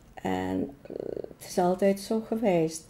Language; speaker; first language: Dutch; non-native, fluent; Greek